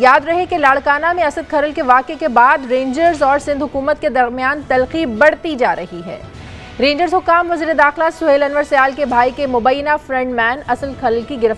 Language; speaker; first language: Urdu; native; Urdu